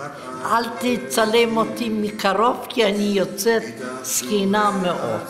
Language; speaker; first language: Hebrew; non-native, fluent; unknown